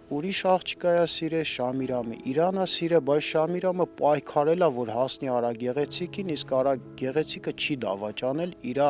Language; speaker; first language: Armenian; non-native, local second language; Assyrian Neo-Aramaic